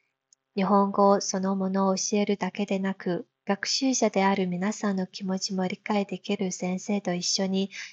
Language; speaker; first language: Japanese; non-native, fluent; Chinese